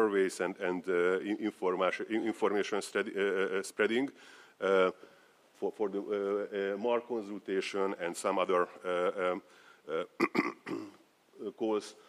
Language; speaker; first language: English; non-native, fluent; Hungarian